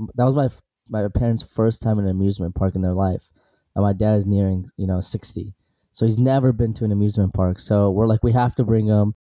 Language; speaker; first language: English; early bilingual, other home language; Assyrian Neo-Aramaic